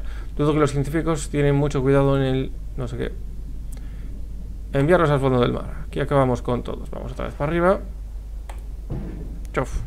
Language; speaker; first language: Spanish; native; Spanish